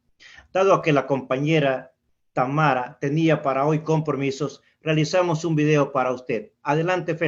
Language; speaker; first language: Spanish; native; Spanish